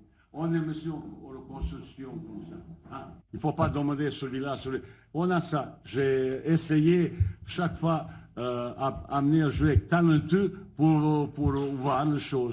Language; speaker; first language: French; non-native, learner; Bosnian